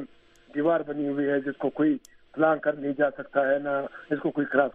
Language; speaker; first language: Urdu; native; Urdu